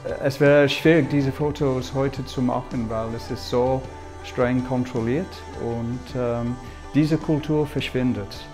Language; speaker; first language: German; non-native, fluent; English